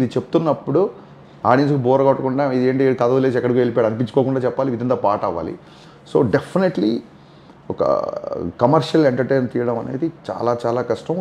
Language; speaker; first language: Telugu; native; Telugu